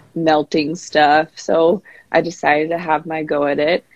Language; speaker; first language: English; native; English